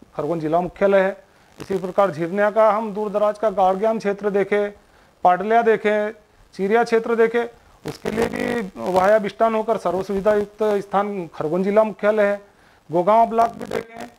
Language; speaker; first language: Hindi; native; Hindi